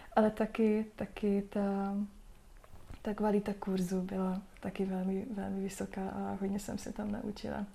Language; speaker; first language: Czech; non-native, fluent; Hungarian